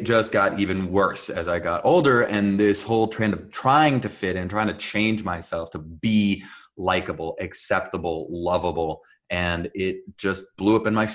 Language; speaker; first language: English; early bilingual, other home language; Hebrew